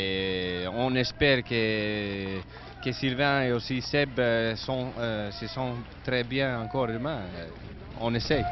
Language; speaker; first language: French; non-native, learner; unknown